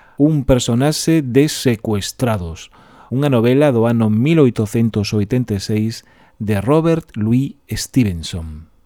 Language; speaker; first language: Galician; non-native, local second language; Spanish